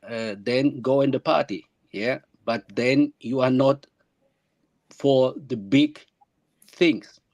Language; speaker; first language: English; non-native, learner; German